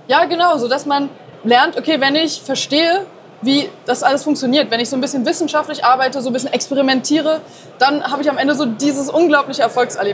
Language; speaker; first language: German; native; German